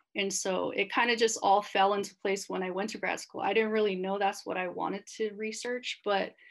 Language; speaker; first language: English; native; English